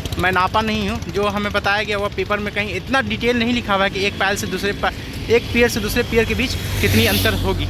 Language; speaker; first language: Hindi; native; Hindi